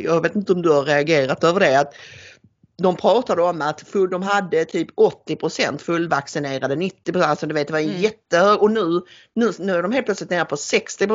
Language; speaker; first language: Swedish; native; Swedish